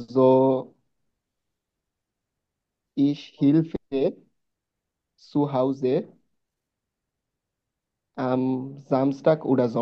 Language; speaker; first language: German; non-native, learner; Bangla